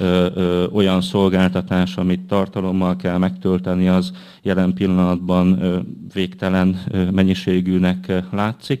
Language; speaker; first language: Hungarian; native; Hungarian